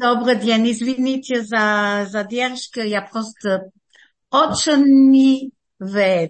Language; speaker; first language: Russian; early bilingual, heritage; Russian